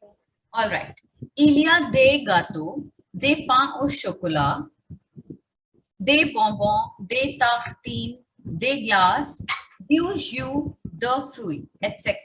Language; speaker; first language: French; non-native, fluent; Hindi